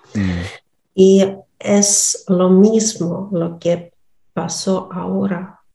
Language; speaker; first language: Spanish; non-native, learner; Russian